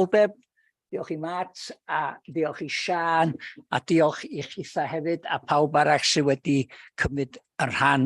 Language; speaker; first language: Welsh; native; Welsh